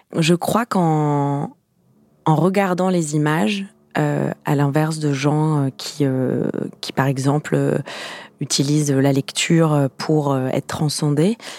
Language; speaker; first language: French; native; French